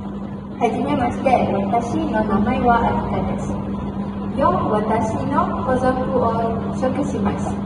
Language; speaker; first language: Japanese; non-native, learner; Malay